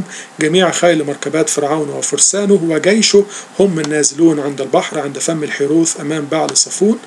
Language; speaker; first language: Arabic; native; Arabic